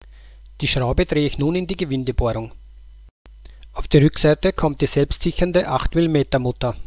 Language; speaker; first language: German; native; German